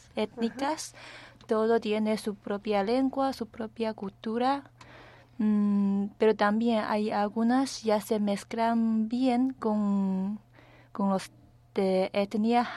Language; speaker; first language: Spanish; non-native, fluent; Chinese